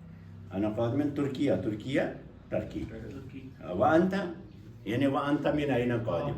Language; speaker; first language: Arabic; non-native, fluent; Kashmiri